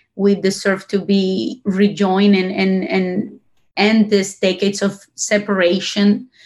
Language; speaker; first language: English; non-native, fluent; Spanish